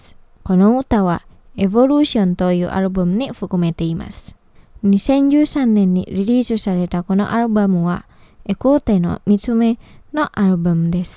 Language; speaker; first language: Japanese; non-native, fluent; Indonesian